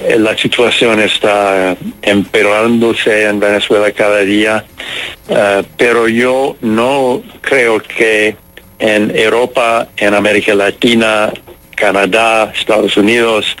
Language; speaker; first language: Spanish; non-native, fluent; English